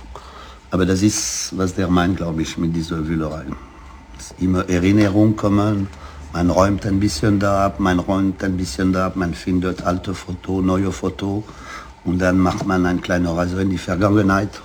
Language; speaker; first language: German; non-native, fluent; French